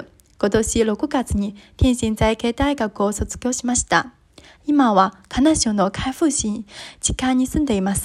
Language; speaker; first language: Japanese; non-native, learner; Chinese